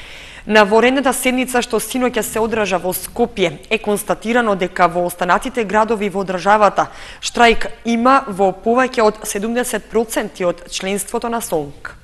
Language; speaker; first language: Macedonian; native; Macedonian